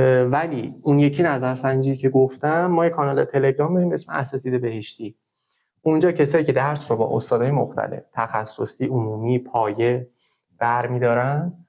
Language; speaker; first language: Persian; native; Persian